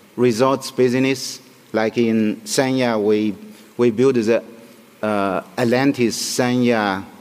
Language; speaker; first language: English; non-native, fluent; Chinese